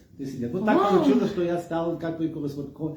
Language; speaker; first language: Russian; non-native, fluent; German